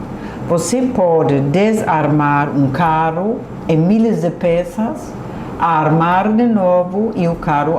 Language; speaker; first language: Portuguese; non-native, fluent; German